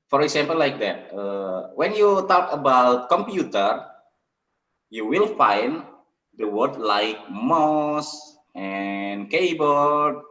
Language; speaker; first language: English; non-native, learner; Indonesian